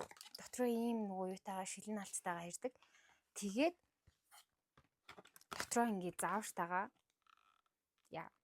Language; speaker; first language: Mongolian; native; Mongolian